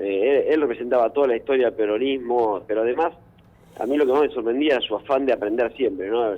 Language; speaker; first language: Spanish; native; Spanish